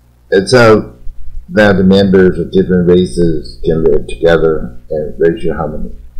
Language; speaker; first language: English; non-native, fluent; Chinese